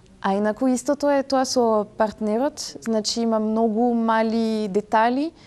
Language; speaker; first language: Macedonian; early bilingual, heritage; French